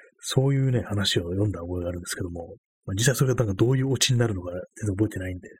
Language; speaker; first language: Japanese; native; Japanese